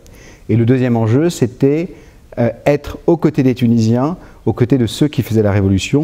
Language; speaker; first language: French; native; French